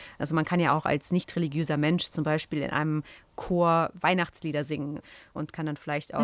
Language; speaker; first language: German; native; German